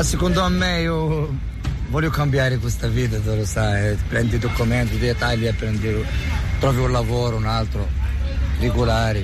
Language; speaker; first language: Italian; non-native, learner; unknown